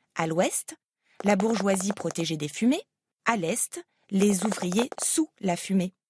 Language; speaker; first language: French; native; French